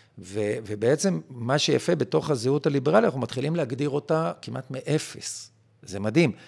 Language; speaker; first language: Hebrew; native; Hebrew